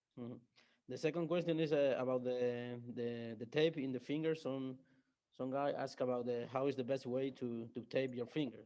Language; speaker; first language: English; non-native, learner; Spanish